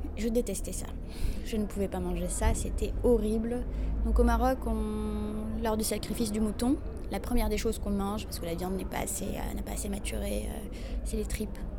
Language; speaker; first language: French; non-native, local second language; Arabic